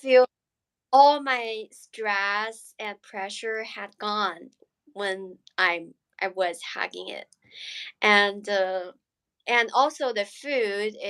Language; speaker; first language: English; non-native, learner; Chinese